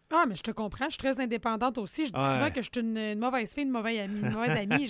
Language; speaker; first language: French; native; French